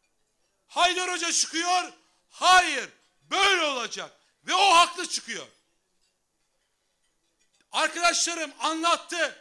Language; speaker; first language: Turkish; native; Turkish